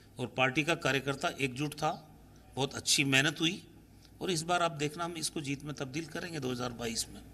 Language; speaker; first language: Hindi; native; Hindi